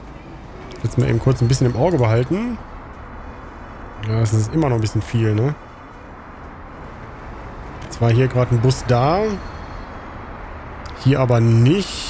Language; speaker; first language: German; native; German